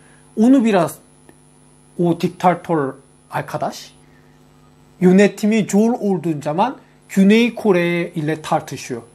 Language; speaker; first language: Turkish; non-native, learner; Korean